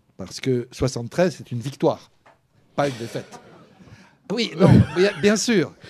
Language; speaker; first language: French; native; French